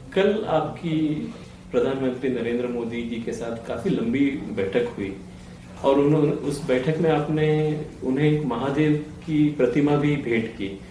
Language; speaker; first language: Hindi; non-native, local second language; Marathi